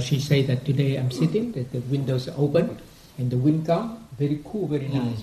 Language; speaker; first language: English; non-native, fluent; Vietnamese